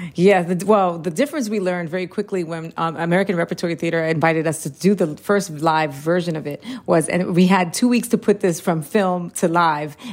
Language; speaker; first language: English; early bilingual, heritage; Spanish